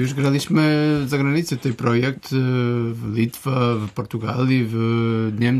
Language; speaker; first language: Polish; non-native, learner; Portuguese